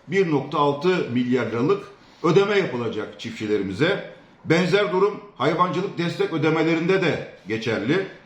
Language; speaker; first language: Turkish; native; Turkish